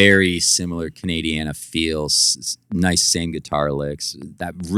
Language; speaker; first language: English; native; English